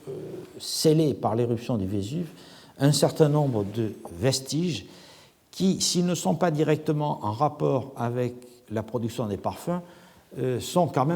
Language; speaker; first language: French; native; French